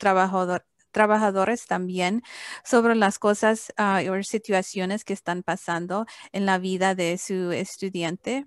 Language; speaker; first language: Spanish; early bilingual, heritage; English